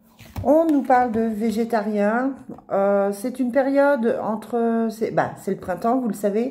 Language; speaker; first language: French; native; French